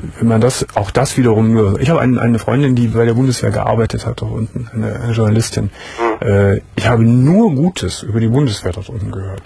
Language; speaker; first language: German; native; German